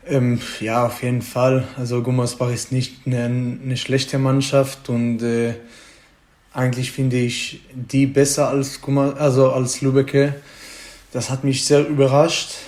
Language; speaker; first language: German; non-native, fluent; Hebrew